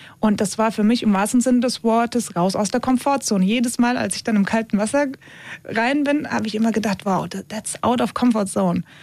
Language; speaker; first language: German; early bilingual, other home language; Turkish